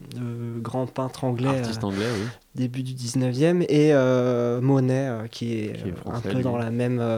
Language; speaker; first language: French; native; French